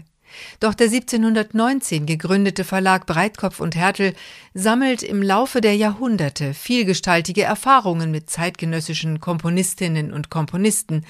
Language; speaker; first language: German; native; German